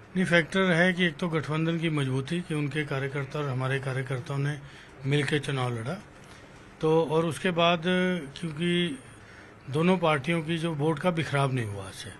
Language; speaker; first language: Hindi; native; Hindi